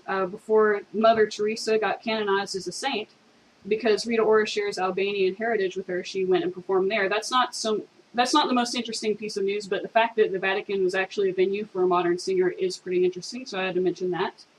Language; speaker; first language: English; native; English